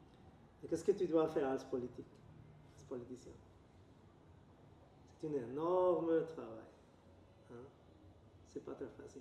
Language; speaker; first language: French; non-native, learner; Spanish